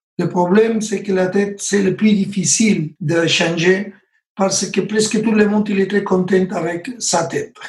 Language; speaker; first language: French; non-native, learner; Spanish